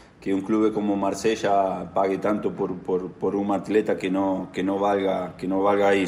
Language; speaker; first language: Portuguese; non-native, learner; Spanish